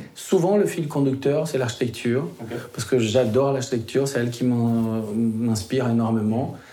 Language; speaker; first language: French; non-native, fluent; Portuguese